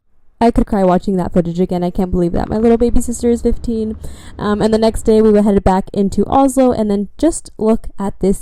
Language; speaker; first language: English; native; English